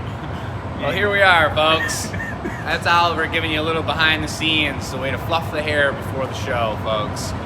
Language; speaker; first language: English; native; English